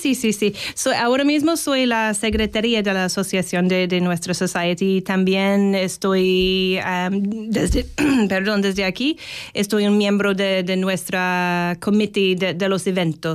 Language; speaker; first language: Spanish; non-native, learner; English